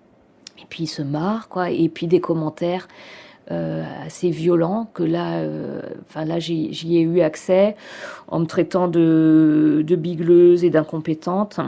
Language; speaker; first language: French; native; French